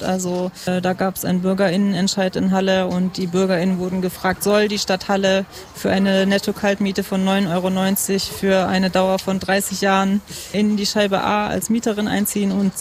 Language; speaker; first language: German; native; German